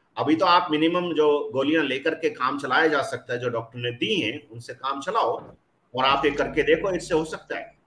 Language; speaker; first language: Hindi; native; Hindi